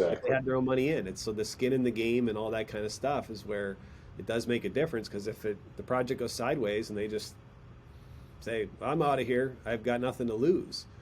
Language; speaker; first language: English; native; English